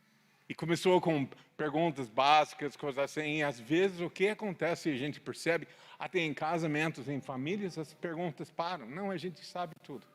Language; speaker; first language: Portuguese; non-native, fluent; English